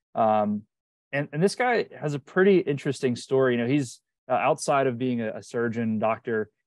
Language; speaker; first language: English; native; English